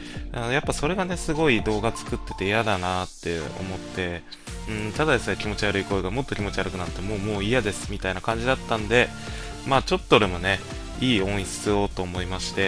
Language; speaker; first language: Japanese; native; Japanese